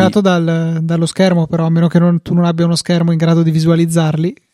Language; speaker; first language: Italian; native; Italian